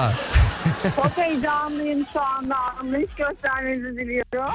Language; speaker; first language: Turkish; early bilingual, heritage; Turkish